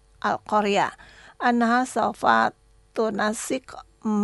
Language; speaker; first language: Arabic; non-native, fluent; Indonesian